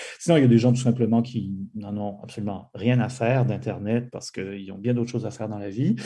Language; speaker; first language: French; native; French